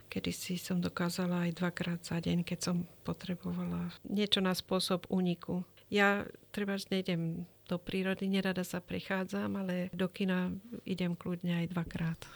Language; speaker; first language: Slovak; native; Slovak